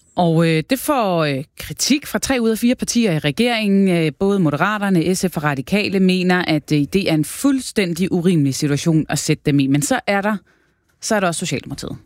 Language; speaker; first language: Danish; native; Danish